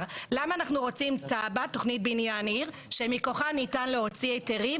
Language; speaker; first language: Hebrew; native; Hebrew